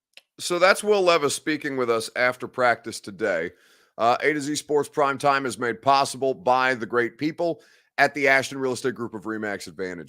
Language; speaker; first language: English; native; English